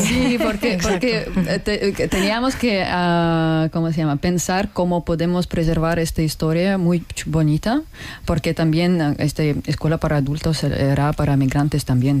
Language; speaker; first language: Spanish; non-native, learner; Russian